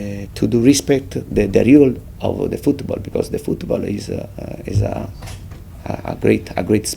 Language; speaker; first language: English; non-native, fluent; Italian